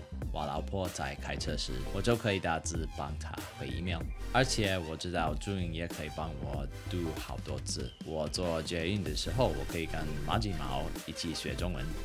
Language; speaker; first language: Chinese; non-native, fluent; English